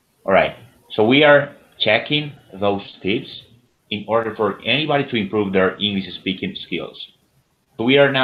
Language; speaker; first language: English; non-native, fluent; Spanish